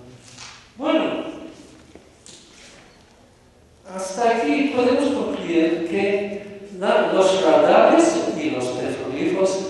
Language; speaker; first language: Spanish; non-native, fluent; English